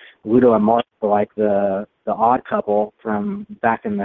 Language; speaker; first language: English; native; English